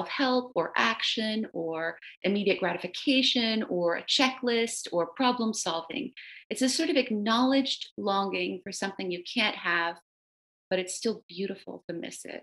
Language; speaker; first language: English; early bilingual, other home language; Romanian